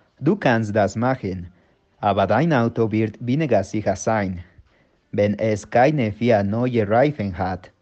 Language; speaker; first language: German; non-native, learner; Spanish